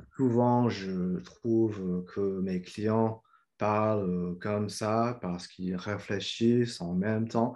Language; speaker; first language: French; non-native, fluent; English